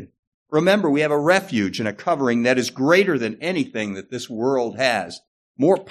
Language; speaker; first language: English; native; English